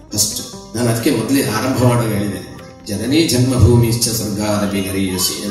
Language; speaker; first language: Kannada; non-native, local second language; Tulu